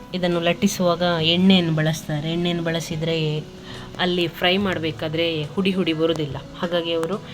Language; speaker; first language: Kannada; native; Kannada